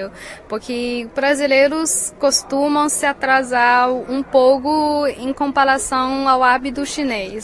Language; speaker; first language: Portuguese; non-native, fluent; Chinese